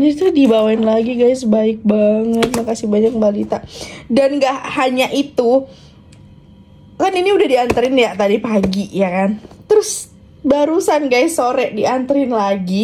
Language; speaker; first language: Indonesian; native; Indonesian